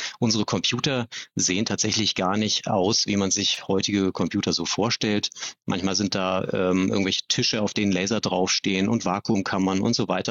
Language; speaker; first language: German; native; German